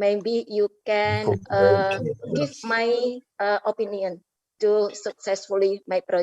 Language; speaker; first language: English; non-native, learner; Indonesian